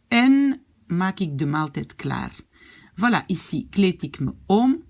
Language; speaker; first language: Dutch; non-native, fluent; French